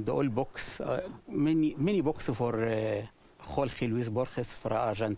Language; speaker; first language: English; non-native, learner; Arabic